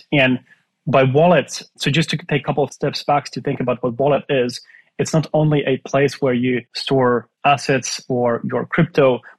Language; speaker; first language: English; non-native, fluent; Finnish